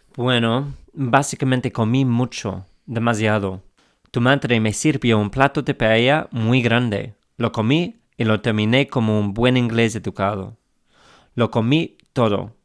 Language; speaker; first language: Spanish; non-native, fluent; English